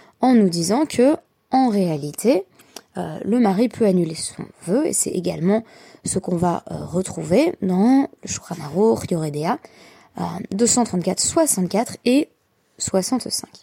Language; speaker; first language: French; native; French